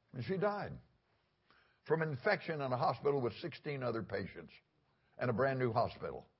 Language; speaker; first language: English; native; English